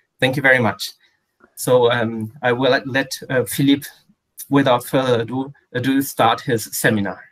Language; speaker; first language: English; non-native, fluent; Portuguese